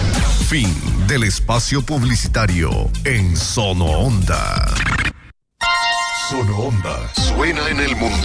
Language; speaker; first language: Spanish; native; Spanish